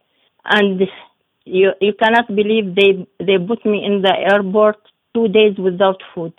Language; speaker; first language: English; non-native, learner; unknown